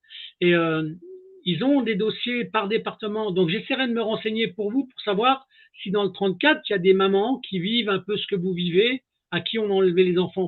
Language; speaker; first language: French; native; French